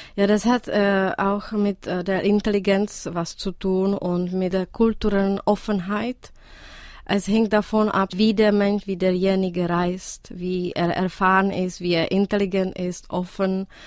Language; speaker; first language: German; non-native, fluent; Czech